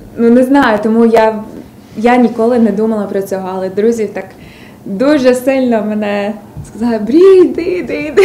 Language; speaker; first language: Ukrainian; early bilingual, other home language; English